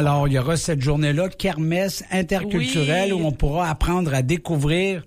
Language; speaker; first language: French; native; French